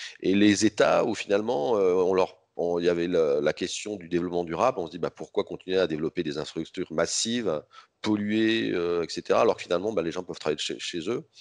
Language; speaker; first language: French; native; French